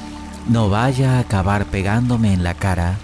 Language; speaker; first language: Spanish; native; Spanish